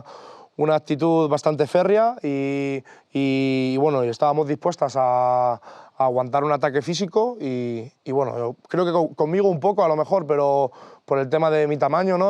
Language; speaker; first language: Spanish; native; Spanish